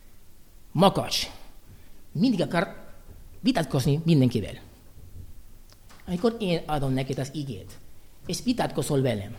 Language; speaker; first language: Hungarian; non-native, learner; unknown